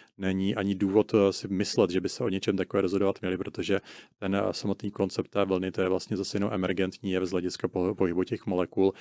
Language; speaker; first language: Czech; native; Czech